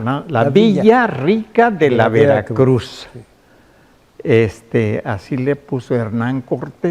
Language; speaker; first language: Spanish; native; Spanish